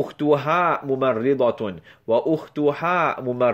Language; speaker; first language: Arabic; non-native, fluent; English